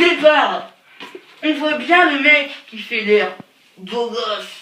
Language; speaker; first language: French; native; French